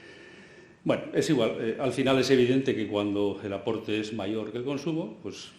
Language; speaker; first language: Spanish; native; Spanish